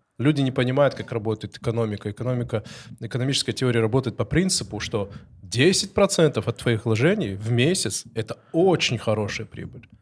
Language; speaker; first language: Russian; non-native, local second language; Ossetic